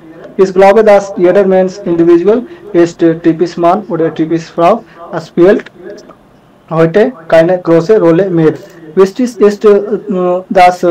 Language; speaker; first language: German; non-native, learner; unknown